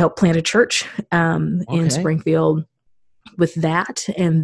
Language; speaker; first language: English; native; English